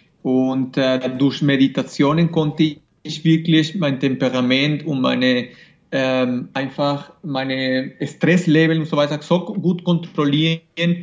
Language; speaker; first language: German; non-native, fluent; Spanish